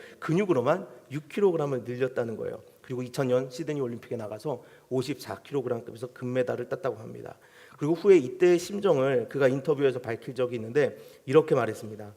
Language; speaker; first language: Korean; native; Korean